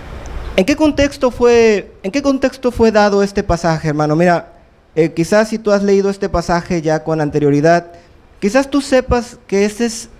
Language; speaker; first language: Spanish; native; Spanish